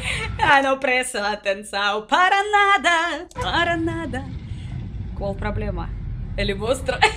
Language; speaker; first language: Portuguese; non-native, learner; Russian